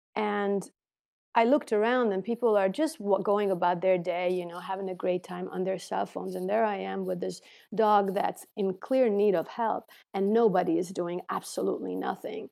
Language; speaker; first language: English; non-native, fluent; Romanian